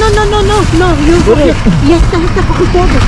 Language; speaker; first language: Spanish; non-native, learner; Arabic